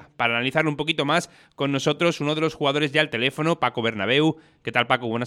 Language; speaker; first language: Spanish; native; Spanish